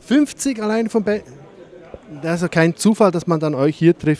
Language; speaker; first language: German; native; German